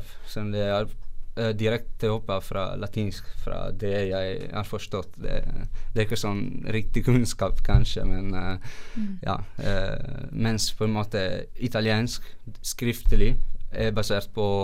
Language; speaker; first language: Norwegian; non-native, fluent; Italian